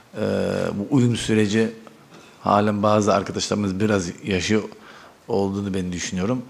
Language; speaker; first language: Turkish; early bilingual, heritage; Turkish